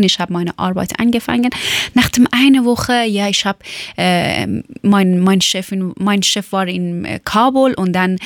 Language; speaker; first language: German; non-native, learner; Persian